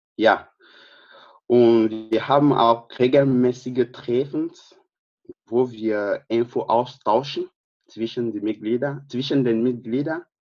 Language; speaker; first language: German; non-native, fluent; French